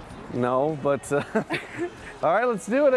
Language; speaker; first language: English; native; English